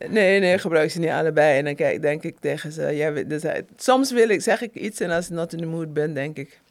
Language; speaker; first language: Dutch; native; Dutch